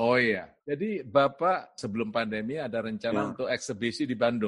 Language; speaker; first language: Indonesian; native; Indonesian